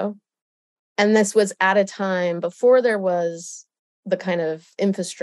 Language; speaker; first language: English; native; English